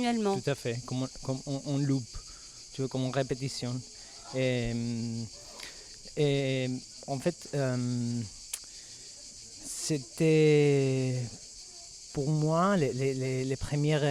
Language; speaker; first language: French; non-native, fluent; Spanish